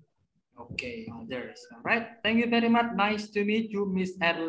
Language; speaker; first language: English; non-native, learner; Indonesian